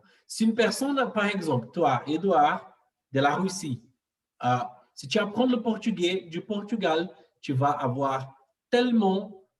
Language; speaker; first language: French; non-native, fluent; Portuguese